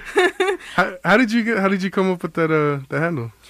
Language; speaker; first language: English; native; English